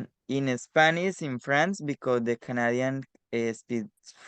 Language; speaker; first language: English; non-native, learner; Spanish